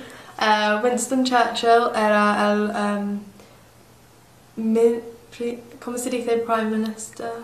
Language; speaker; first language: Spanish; non-native, learner; English